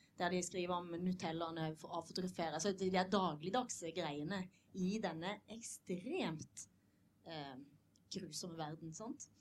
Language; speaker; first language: Norwegian; native; Norwegian